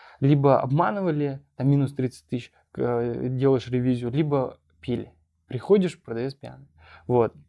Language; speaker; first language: Russian; non-native, local second language; Bashkir